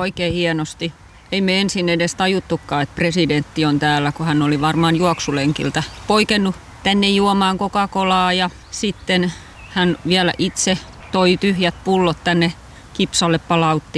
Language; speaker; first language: Finnish; native; Finnish